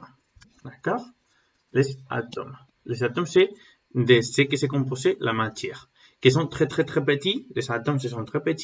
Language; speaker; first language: French; non-native, learner; Spanish